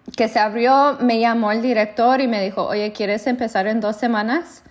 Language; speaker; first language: Spanish; early bilingual, heritage; Spanish